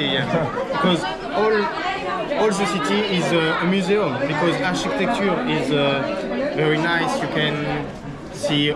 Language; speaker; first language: English; non-native, learner; French